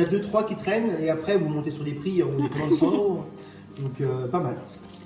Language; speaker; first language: French; native; French